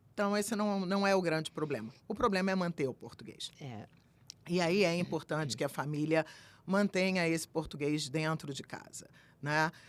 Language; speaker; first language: Portuguese; native; Portuguese